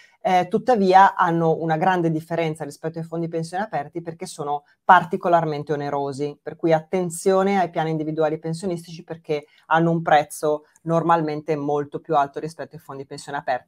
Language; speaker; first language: Italian; native; Italian